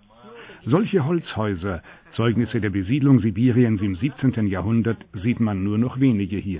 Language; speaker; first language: German; native; German